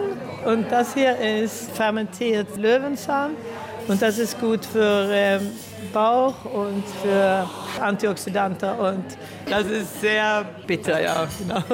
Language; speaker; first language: German; early bilingual, heritage; German